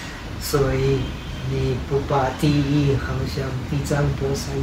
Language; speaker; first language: Chinese; non-native, fluent; Czech